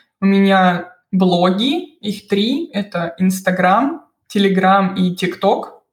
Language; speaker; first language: Russian; native; Russian